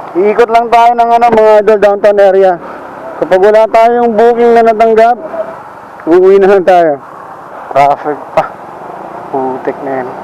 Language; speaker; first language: Filipino; non-native, local second language; Waray